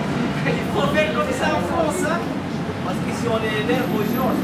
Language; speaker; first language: French; non-native, learner; Indonesian